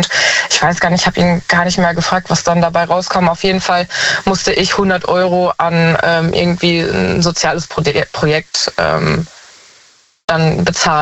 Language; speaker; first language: German; native; German